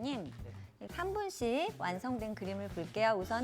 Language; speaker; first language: Korean; native; Korean